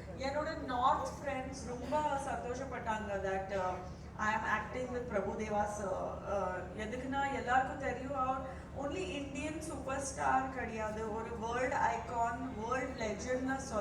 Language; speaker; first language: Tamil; non-native, fluent; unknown